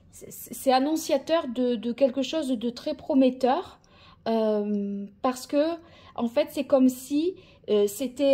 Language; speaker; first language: French; native; French